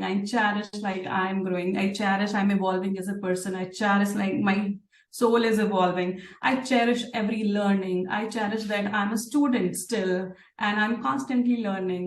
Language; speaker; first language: English; non-native, local second language; Hindi